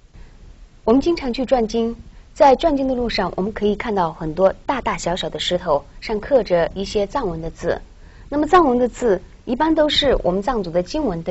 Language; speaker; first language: Chinese; non-native, local second language; Tibetan